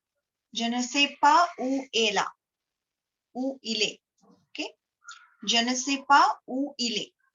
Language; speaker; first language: French; non-native, fluent; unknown